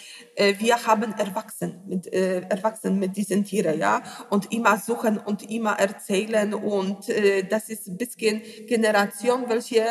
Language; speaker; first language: German; non-native, learner; Polish